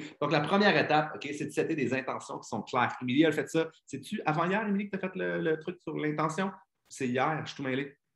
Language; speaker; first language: French; native; French